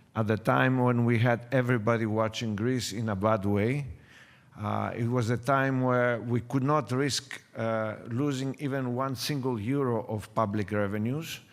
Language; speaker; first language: English; non-native, fluent; Greek